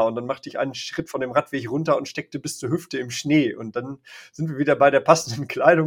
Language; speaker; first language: German; native; German